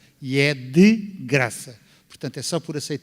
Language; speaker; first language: Portuguese; native; Portuguese